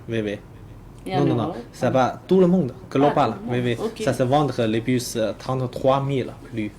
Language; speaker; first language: French; non-native, learner; Chinese